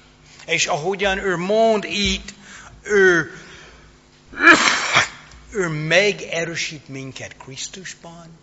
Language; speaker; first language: Hungarian; non-native, fluent; English